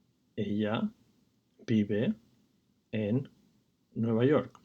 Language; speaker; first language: Spanish; non-native, fluent; English